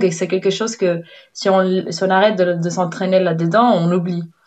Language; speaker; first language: French; non-native, fluent; Spanish